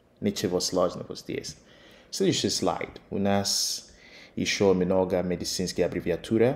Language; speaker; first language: Russian; non-native, fluent; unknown